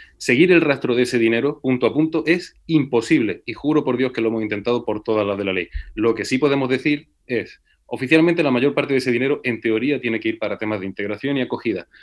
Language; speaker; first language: Spanish; native; Spanish